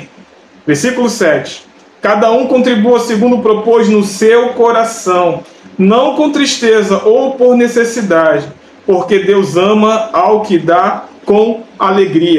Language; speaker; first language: Portuguese; native; Portuguese